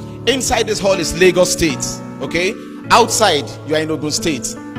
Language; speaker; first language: English; non-native, local second language; Yoruba